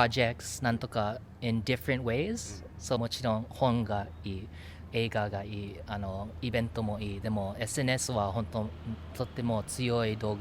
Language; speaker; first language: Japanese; early bilingual, heritage; English